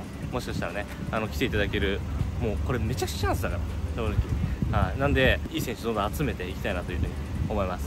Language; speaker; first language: Japanese; native; Japanese